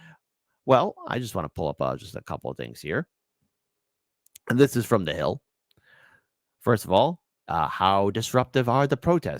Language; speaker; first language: English; native; English